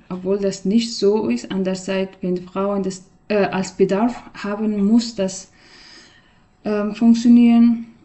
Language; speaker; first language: German; non-native, learner; Persian